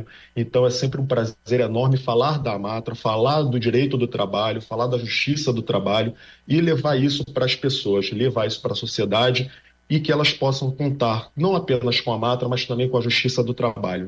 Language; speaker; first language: Portuguese; native; Portuguese